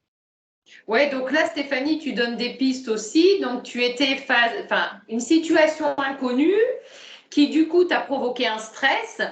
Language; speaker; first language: French; native; French